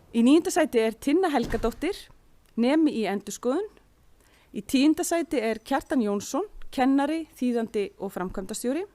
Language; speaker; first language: Icelandic; native; Icelandic